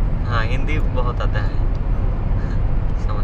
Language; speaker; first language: Hindi; non-native, learner; Bangla